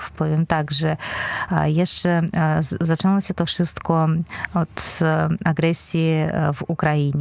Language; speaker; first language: Polish; non-native, fluent; Belarusian